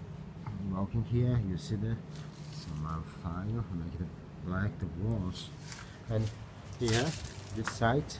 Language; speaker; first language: English; non-native, learner; Turkish